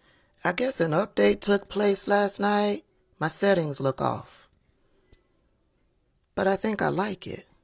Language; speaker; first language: English; native; English